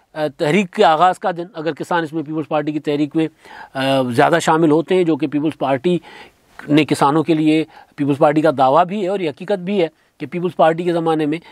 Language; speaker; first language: Urdu; non-native, local second language; Sindhi